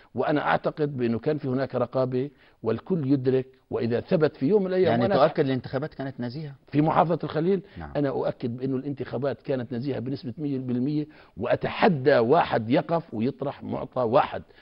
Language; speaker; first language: Arabic; native; Arabic